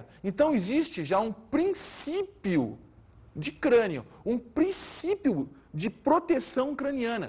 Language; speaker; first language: Portuguese; native; Portuguese